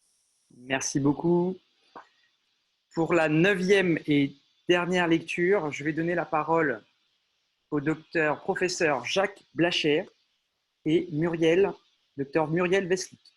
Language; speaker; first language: French; native; French